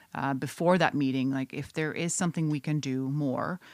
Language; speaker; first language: English; non-native, fluent; Dutch